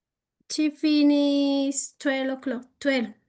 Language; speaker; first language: English; non-native, learner; Spanish